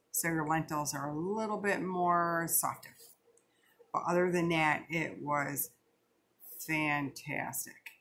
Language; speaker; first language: English; native; English